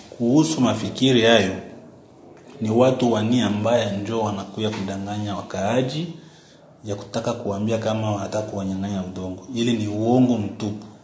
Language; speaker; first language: Swahili; native; Swahili